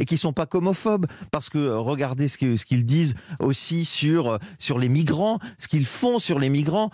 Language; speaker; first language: French; native; French